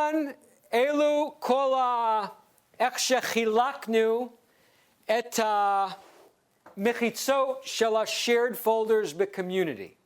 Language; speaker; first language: Hebrew; non-native, fluent; English